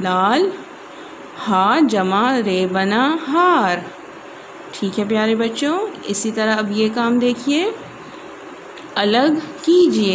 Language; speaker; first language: Urdu; non-native, local second language; Pashto